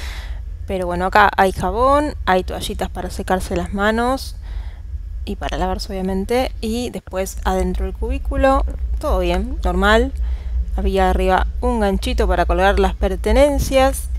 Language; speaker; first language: Spanish; native; Spanish